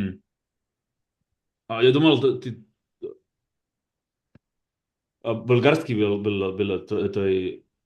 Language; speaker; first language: Russian; non-native, learner; Basque